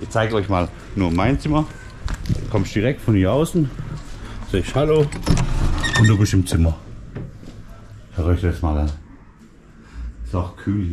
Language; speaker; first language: German; native; German